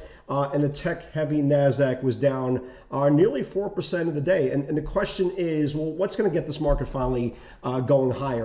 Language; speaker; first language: English; native; English